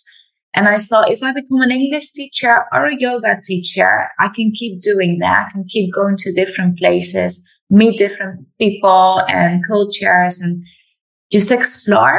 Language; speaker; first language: English; non-native, fluent; Dutch